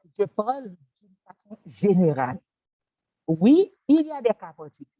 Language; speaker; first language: French; non-native, local second language; Haitian Creole